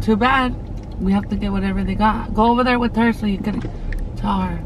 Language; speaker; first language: English; early bilingual, other home language; Spanish